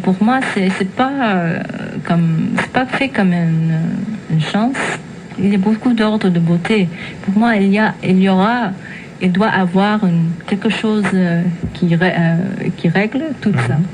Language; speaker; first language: French; non-native, fluent; English